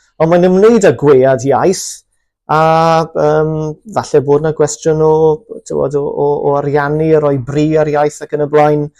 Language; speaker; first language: Welsh; native; Welsh